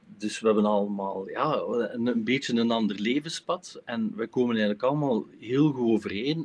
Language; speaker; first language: Dutch; native; Dutch